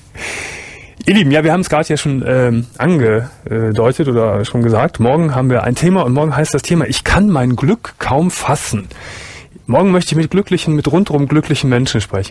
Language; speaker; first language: German; native; German